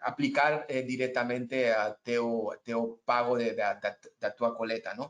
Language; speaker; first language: Portuguese; non-native, learner; Spanish